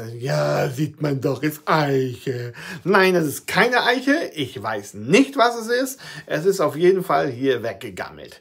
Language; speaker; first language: German; native; German